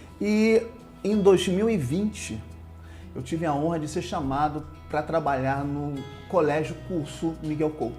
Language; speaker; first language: Portuguese; native; Portuguese